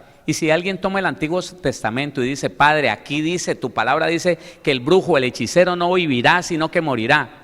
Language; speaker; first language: Spanish; native; Spanish